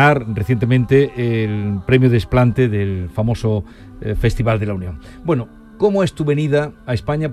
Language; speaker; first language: Spanish; native; Spanish